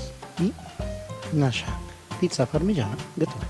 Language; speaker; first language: Russian; non-native, learner; Italian